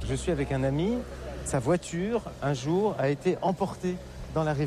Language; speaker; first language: French; native; French